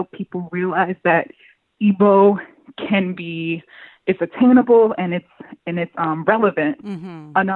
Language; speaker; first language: English; native; English